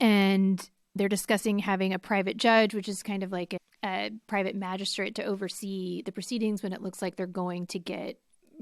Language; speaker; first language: English; native; English